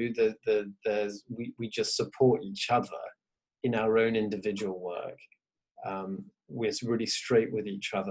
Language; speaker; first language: English; native; English